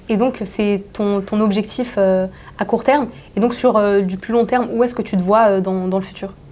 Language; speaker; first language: French; native; French